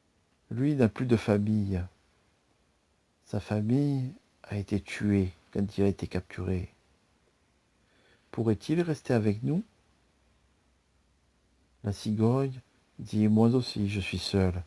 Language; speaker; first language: French; native; French